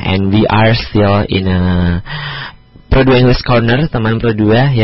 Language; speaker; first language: English; non-native, learner; Indonesian